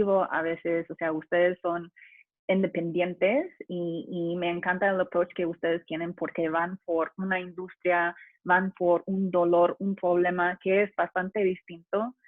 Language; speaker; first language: Spanish; non-native, fluent; English